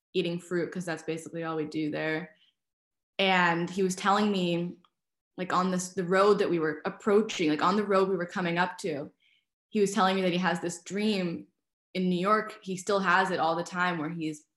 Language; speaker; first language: English; native; English